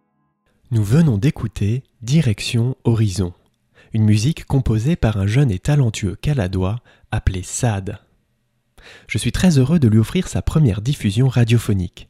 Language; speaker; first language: French; native; French